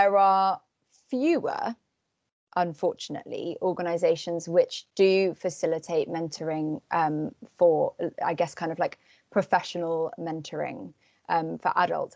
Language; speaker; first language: English; native; English